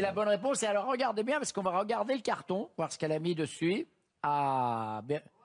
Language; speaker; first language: French; native; French